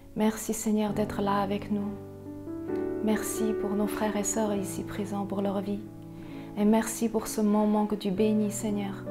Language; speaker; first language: French; early bilingual, other home language; Chinese